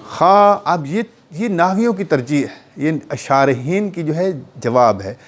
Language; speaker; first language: Urdu; non-native, local second language; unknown